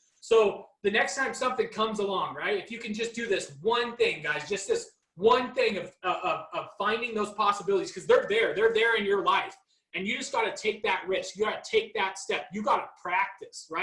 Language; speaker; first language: English; native; English